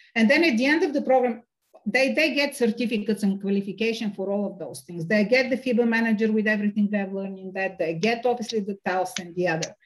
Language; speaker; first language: English; non-native, fluent; Bulgarian